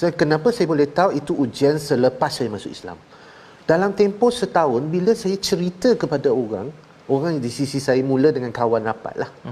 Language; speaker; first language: Malay; non-native, local second language; Chinese